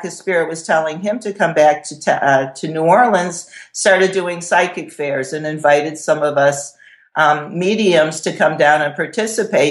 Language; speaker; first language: English; native; English